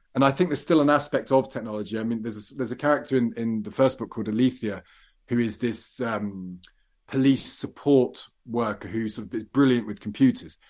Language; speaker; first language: English; native; English